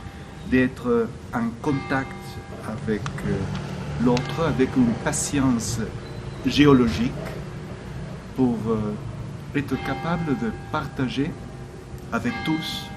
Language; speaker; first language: French; non-native, fluent; Spanish